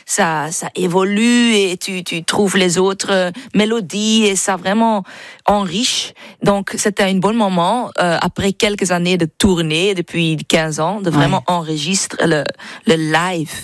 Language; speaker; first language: French; non-native, learner; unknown